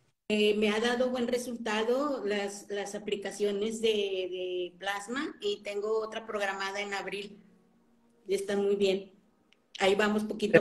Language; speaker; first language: Spanish; native; Spanish